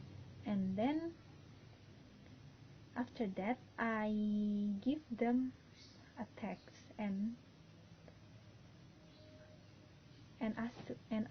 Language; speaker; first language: English; non-native, learner; Indonesian